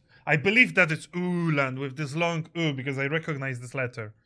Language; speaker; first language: English; non-native, fluent; Polish